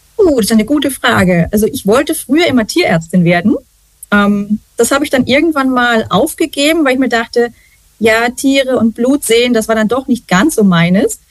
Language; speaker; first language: German; native; German